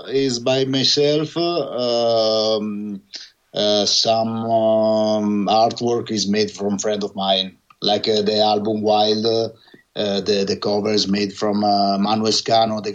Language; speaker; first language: English; non-native, learner; Italian